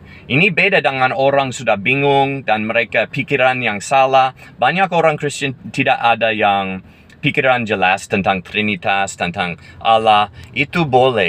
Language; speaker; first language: Indonesian; non-native, fluent; English